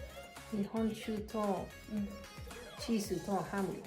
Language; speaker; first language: Japanese; non-native, learner; English